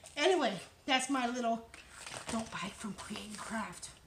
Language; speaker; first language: English; native; English